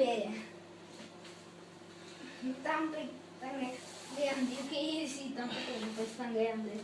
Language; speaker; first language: Spanish; non-native, learner; Dutch